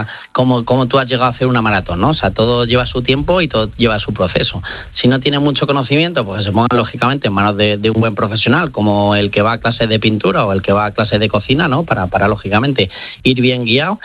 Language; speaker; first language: Spanish; native; Spanish